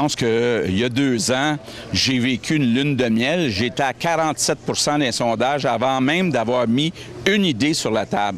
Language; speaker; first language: French; native; French